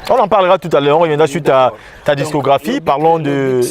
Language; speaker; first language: French; native; French